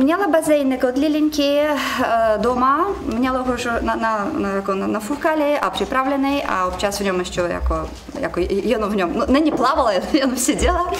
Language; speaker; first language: Czech; non-native, learner; Russian